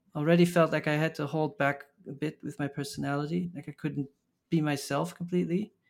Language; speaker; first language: English; early bilingual, other home language; Dutch